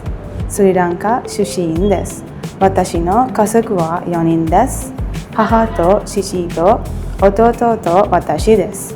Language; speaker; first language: Japanese; non-native, learner; Sinhala